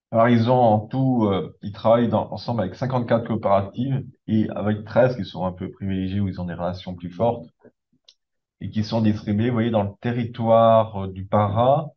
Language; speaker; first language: French; native; French